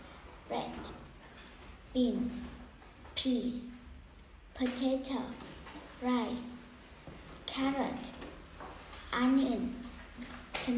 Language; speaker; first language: English; non-native, learner; Vietnamese